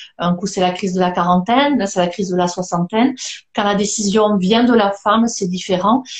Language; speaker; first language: French; native; French